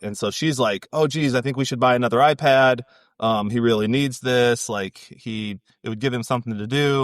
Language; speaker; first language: English; native; English